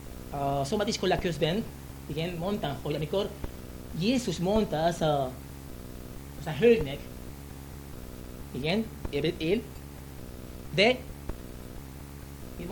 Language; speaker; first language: Hungarian; non-native, learner; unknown